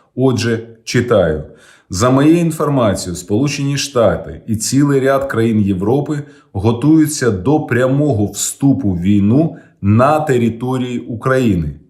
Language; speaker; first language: Ukrainian; native; Ukrainian